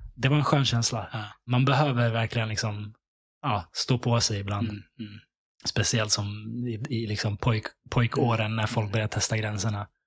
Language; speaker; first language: Swedish; early bilingual, other home language; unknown